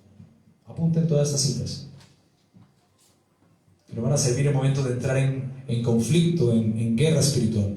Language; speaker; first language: Spanish; native; Spanish